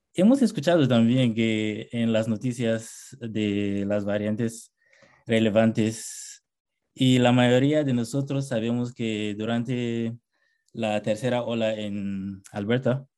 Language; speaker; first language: Spanish; non-native, fluent; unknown